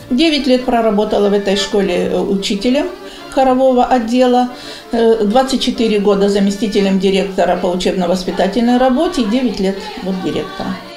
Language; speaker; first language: Russian; non-native, local second language; Bulgarian